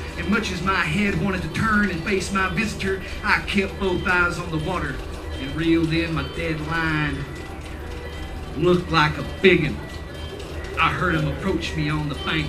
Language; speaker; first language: English; native; English